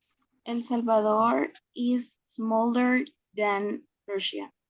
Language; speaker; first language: English; non-native, learner; Spanish